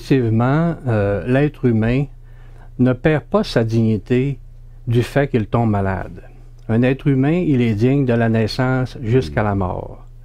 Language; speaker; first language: French; native; French